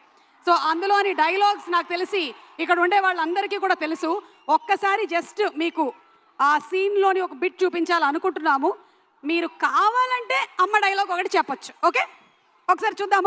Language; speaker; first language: Telugu; native; Telugu